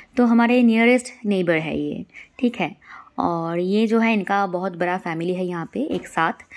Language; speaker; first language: Hindi; non-native, local second language; Bangla